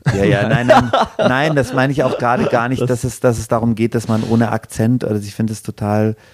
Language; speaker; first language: German; native; German